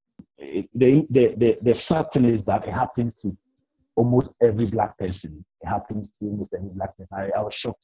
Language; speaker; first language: English; non-native, local second language; Akan